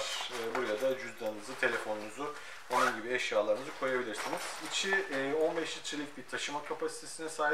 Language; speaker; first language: Turkish; native; Turkish